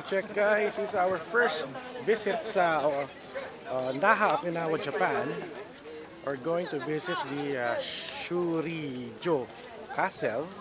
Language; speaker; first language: English; non-native, local second language; Filipino